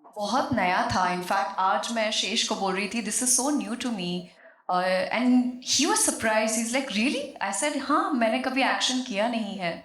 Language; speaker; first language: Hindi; non-native, local second language; Marathi